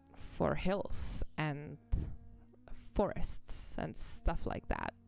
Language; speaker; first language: English; non-native, fluent; Czech